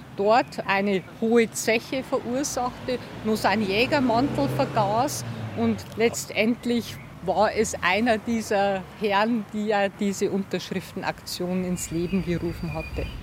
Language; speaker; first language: German; native; German